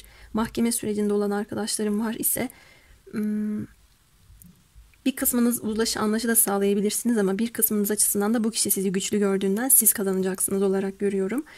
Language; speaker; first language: Turkish; native; Turkish